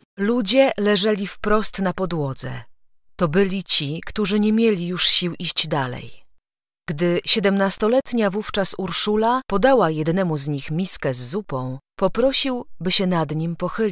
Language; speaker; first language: Polish; native; Polish